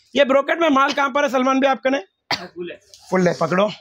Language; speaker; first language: Hindi; non-native, local second language; Telugu